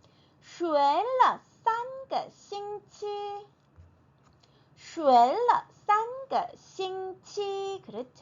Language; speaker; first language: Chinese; non-native, fluent; Korean